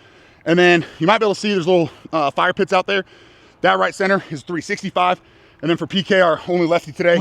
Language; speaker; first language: English; native; English